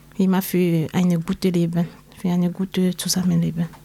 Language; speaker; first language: German; non-native, learner; French